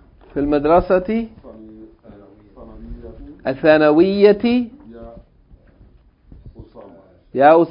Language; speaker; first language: Arabic; non-native, fluent; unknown